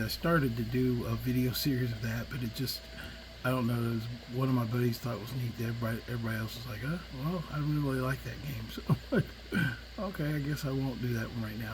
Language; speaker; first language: English; native; English